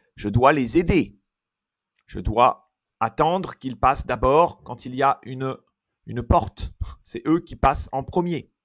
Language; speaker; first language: French; native; French